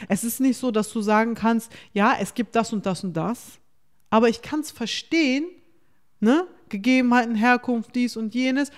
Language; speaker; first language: German; early bilingual, other home language; Turkish